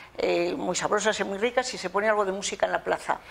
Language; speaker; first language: Spanish; native; Spanish